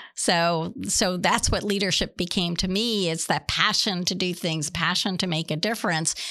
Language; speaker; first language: English; native; English